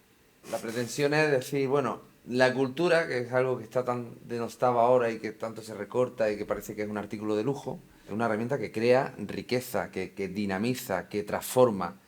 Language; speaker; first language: Spanish; native; Spanish